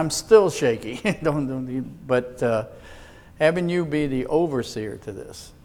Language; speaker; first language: English; native; English